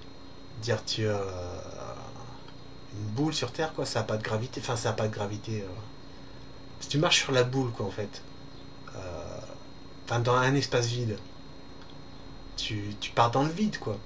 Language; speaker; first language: French; native; French